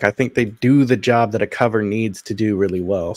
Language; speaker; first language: English; native; English